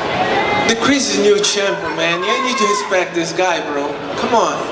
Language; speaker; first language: English; non-native, learner; Portuguese